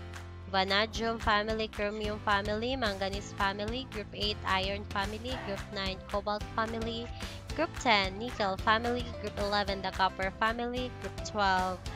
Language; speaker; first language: English; non-native, local second language; Cebuano